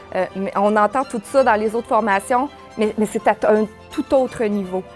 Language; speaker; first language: French; native; French